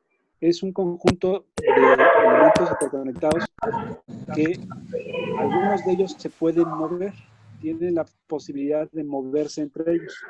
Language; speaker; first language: Spanish; native; Spanish